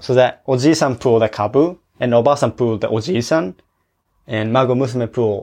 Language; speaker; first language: English; non-native, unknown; Japanese